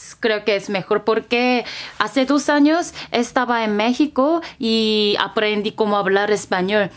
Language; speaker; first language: Spanish; non-native, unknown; Korean